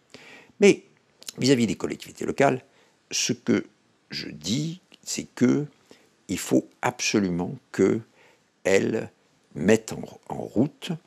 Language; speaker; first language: French; native; French